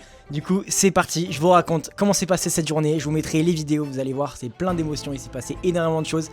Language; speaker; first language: French; native; French